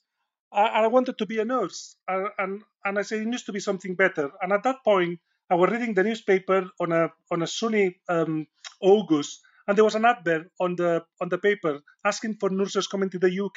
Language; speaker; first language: English; non-native, fluent; Spanish